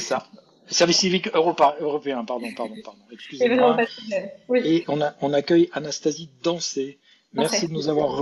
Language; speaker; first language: French; native; French